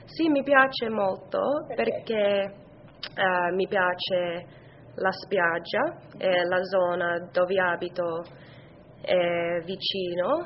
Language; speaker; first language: Italian; non-native, learner; English